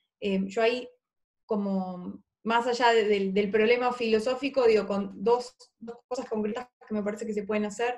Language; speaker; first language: Spanish; native; Spanish